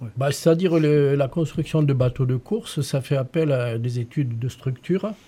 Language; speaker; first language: French; native; French